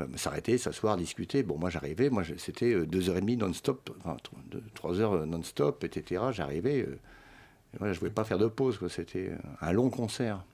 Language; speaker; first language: French; early bilingual, other home language; Swedish